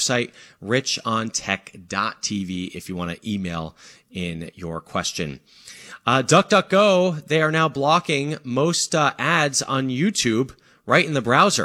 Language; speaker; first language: English; native; English